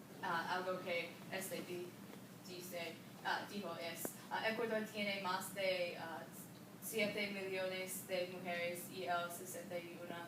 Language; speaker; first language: Spanish; non-native, learner; English